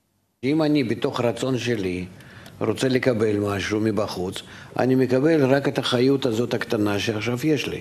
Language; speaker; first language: Hebrew; non-native, fluent; Russian